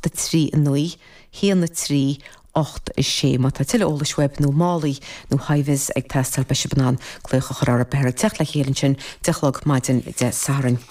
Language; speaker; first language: Irish; native; Irish